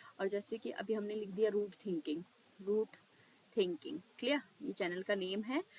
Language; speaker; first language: Hindi; native; Hindi